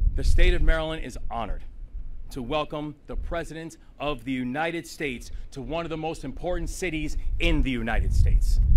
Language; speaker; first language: English; native; English